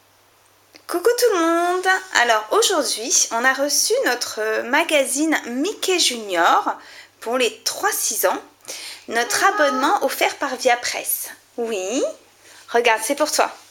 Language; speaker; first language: French; native; French